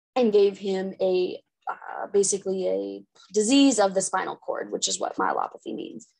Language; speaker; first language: English; native; English